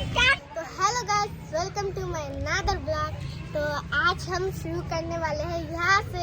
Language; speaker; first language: Hindi; non-native, local second language; Bangla